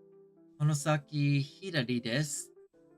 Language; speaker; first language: Japanese; non-native, learner; English